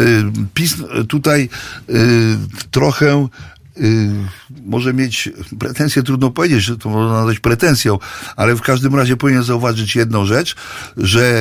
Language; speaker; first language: Polish; native; Polish